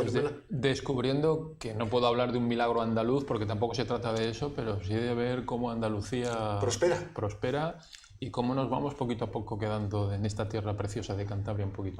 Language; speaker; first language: Spanish; native; Spanish